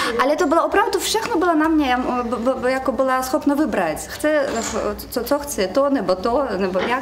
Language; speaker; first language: Czech; non-native, learner; Russian